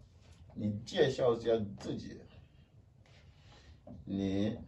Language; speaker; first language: Chinese; non-native, learner; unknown